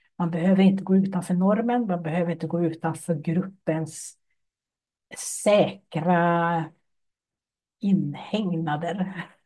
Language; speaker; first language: Swedish; native; Swedish